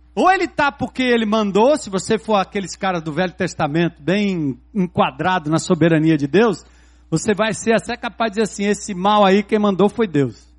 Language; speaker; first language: Portuguese; native; Portuguese